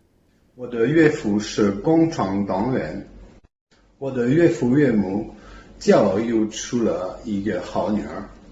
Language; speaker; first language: Chinese; non-native, learner; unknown